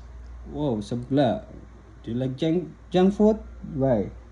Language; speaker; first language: English; non-native, learner; Indonesian